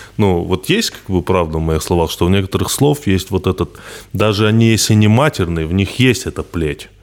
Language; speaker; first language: Russian; non-native, local second language; Ossetic